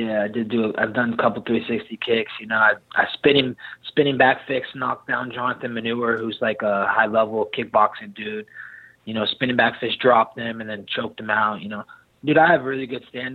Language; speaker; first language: English; native; English